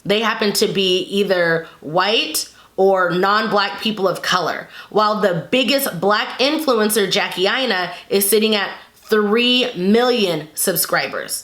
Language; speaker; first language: English; native; English